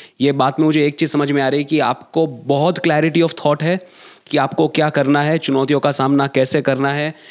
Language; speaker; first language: Hindi; non-native, local second language; Gujarati